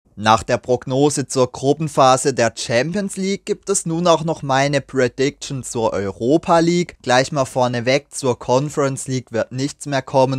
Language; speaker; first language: German; native; German